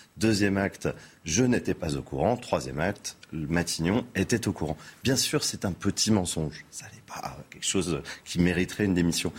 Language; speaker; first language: French; native; French